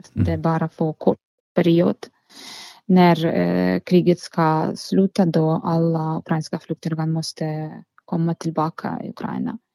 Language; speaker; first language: Swedish; non-native, learner; Ukrainian